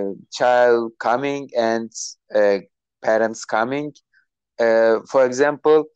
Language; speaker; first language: English; non-native, learner; Turkish